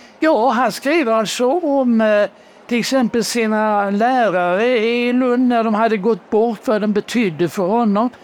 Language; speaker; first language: Swedish; native; Swedish